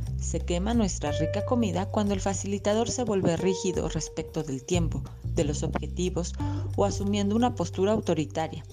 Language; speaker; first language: Spanish; native; Spanish